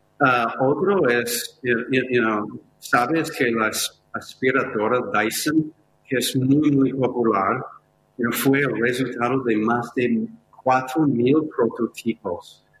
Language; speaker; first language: Spanish; non-native, fluent; English